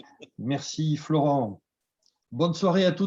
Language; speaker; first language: French; native; French